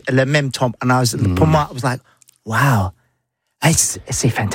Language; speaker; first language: French; non-native, learner; English